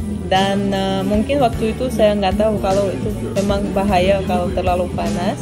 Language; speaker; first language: Indonesian; non-native, fluent; Russian